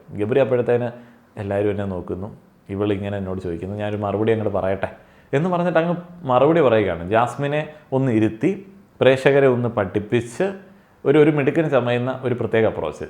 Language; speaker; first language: Malayalam; native; Malayalam